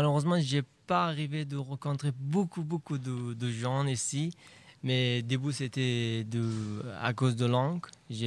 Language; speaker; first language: French; non-native, learner; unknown